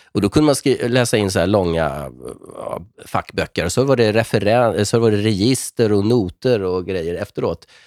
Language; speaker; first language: Swedish; native; Swedish